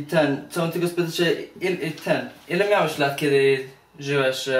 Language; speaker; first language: Polish; early bilingual, heritage; Polish